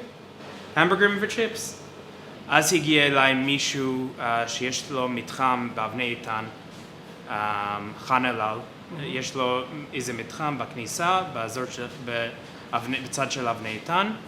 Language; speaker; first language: Hebrew; non-native, fluent; English